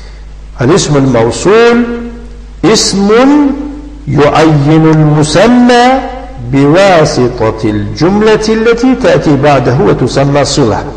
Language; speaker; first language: Arabic; non-native, fluent; Tajik